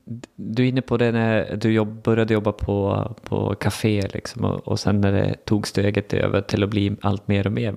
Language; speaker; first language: Swedish; native; Swedish